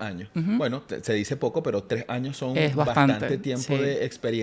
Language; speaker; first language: Spanish; native; Spanish